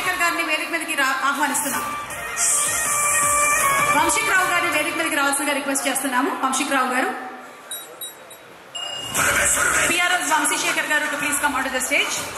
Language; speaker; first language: Telugu; native; Telugu